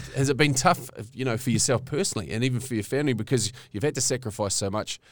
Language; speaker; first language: English; native; English